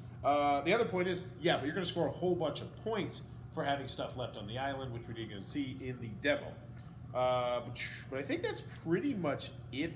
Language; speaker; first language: English; native; English